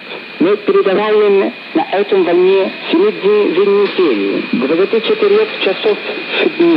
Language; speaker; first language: Russian; non-native, learner; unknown